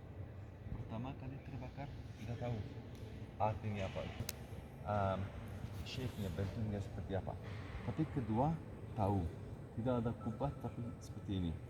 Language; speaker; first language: Indonesian; non-native, learner; Turkish